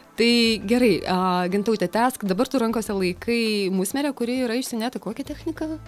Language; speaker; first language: Lithuanian; native; Lithuanian